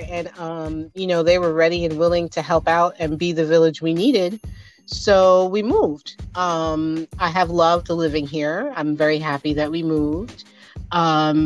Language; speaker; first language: English; native; English